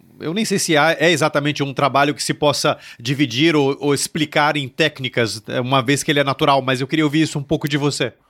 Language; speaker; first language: Portuguese; native; Portuguese